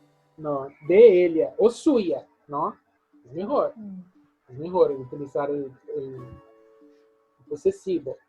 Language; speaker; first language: Spanish; non-native, fluent; Portuguese